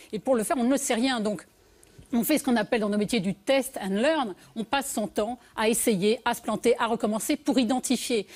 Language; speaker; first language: French; native; French